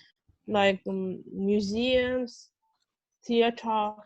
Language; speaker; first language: English; non-native, fluent; Russian